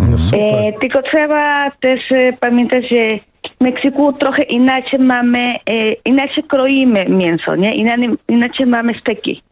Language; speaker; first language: Polish; non-native, fluent; Spanish